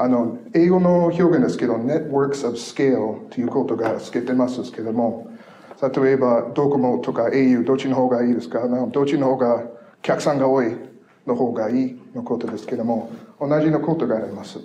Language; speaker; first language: Japanese; non-native, fluent; English